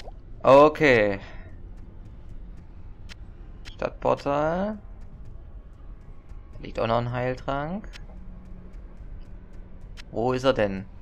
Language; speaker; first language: German; native; German